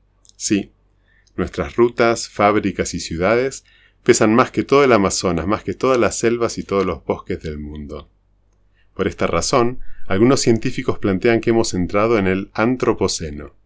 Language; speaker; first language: Spanish; native; Spanish